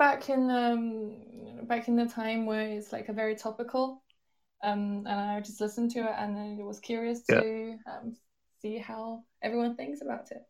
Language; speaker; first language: English; non-native, fluent; Chinese